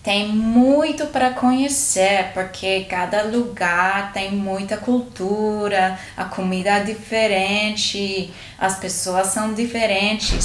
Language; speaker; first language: Portuguese; non-native, learner; English